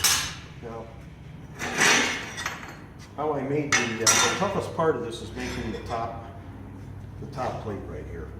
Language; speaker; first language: English; native; English